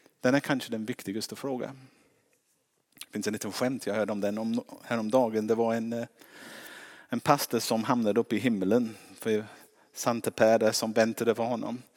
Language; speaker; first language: Swedish; non-native, fluent; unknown